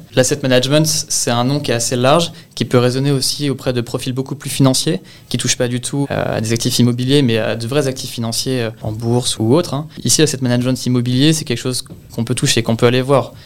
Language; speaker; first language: French; native; French